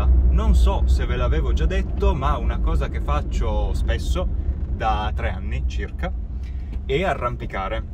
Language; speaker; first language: Italian; native; Italian